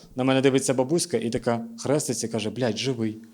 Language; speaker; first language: Ukrainian; native; Ukrainian